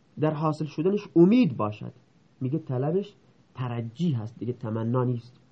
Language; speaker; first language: Persian; non-native, local second language; Baluchi